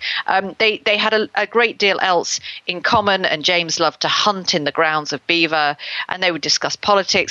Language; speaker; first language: English; native; English